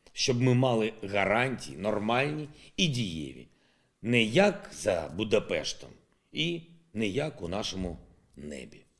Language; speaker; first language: Ukrainian; non-native, local second language; Russian